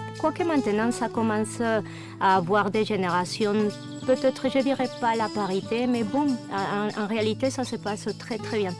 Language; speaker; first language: French; non-native, fluent; Spanish